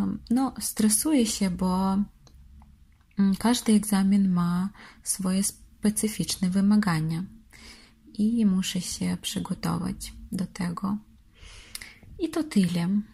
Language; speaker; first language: Polish; non-native, fluent; Russian